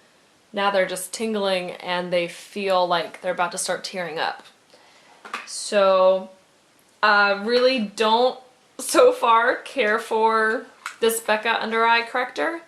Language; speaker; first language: English; native; English